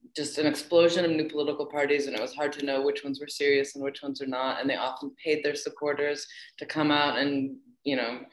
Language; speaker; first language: English; native; English